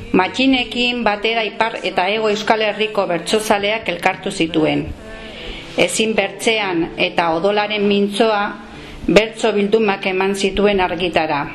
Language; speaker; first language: Basque; non-native, local second language; Spanish